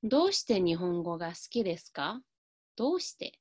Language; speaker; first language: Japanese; non-native, fluent; Chinese